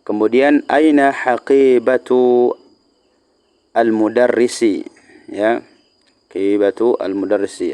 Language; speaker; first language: Arabic; non-native, fluent; Indonesian